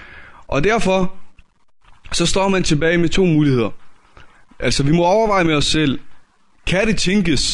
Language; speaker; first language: Danish; native; Danish